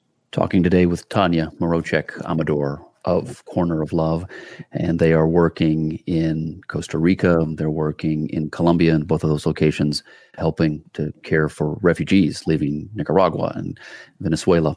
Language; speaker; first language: English; native; English